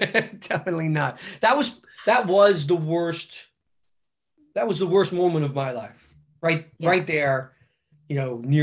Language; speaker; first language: English; native; English